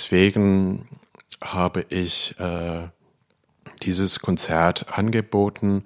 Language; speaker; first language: German; non-native, fluent; Cantonese